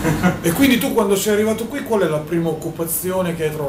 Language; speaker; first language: Italian; native; Italian